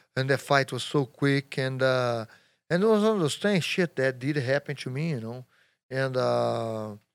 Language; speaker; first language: English; non-native, learner; Portuguese